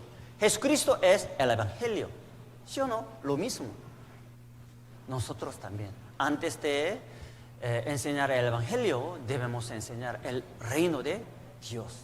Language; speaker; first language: Spanish; non-native, learner; Korean